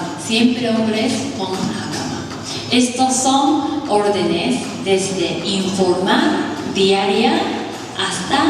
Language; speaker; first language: Spanish; non-native, learner; Japanese